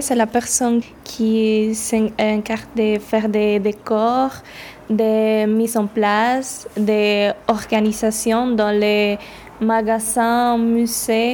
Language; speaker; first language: French; early bilingual, other home language; Spanish